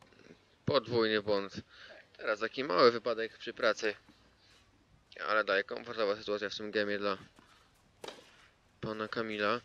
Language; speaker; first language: Polish; native; Polish